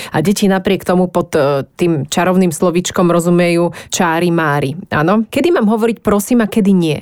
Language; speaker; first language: Slovak; native; Slovak